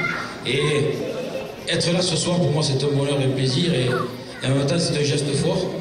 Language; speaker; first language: French; native; French